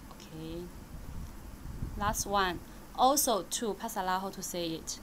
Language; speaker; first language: English; non-native, learner; Chinese